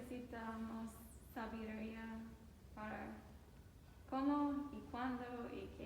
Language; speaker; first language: Spanish; non-native, learner; English